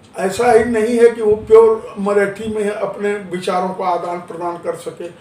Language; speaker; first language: Hindi; non-native, local second language; Marathi